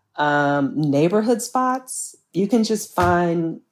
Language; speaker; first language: English; native; English